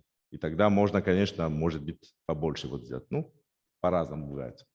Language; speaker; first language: Russian; non-native, fluent; French